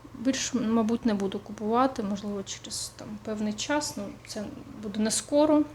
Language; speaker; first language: Ukrainian; non-native, local second language; Russian